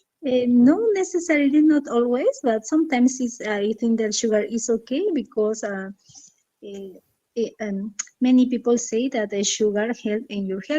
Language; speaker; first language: English; non-native, learner; Spanish